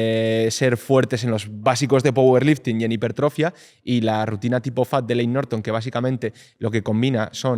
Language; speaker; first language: Spanish; native; Spanish